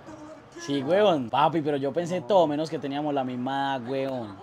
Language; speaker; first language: Spanish; native; Spanish